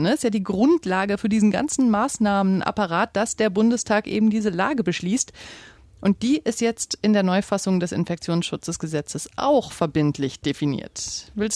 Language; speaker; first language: German; native; German